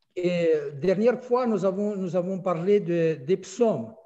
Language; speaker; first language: French; non-native, fluent; Russian